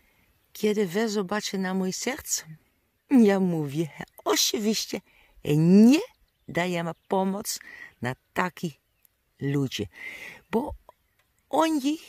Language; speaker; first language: Polish; non-native, learner; Dutch